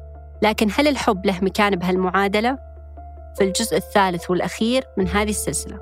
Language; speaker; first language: Arabic; native; Arabic